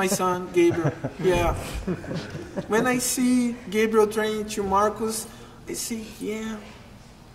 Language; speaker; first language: English; non-native, learner; Portuguese